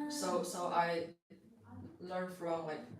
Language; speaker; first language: English; non-native, fluent; Chinese